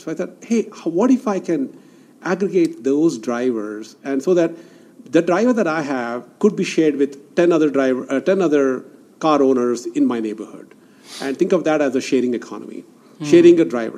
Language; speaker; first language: English; non-native, local second language; Kannada